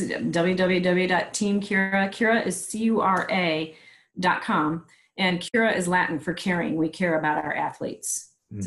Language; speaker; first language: English; native; English